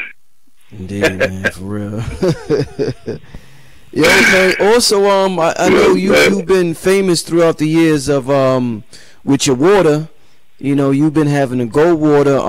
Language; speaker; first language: English; native; English